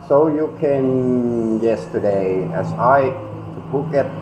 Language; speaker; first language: English; non-native, learner; Finnish